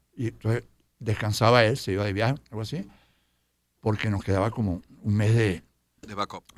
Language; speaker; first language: Spanish; native; Spanish